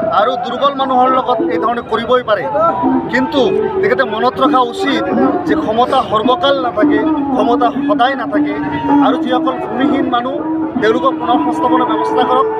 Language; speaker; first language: Assamese; non-native, local second language; Bangla